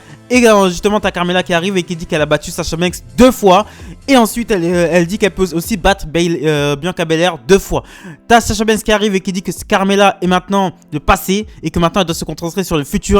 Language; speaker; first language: French; native; French